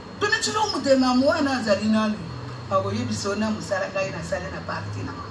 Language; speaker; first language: Lingala; non-native, local second language; Luba-Lulua